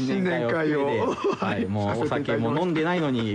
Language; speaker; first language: Japanese; native; Japanese